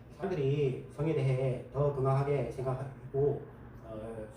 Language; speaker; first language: Korean; early bilingual, heritage; Korean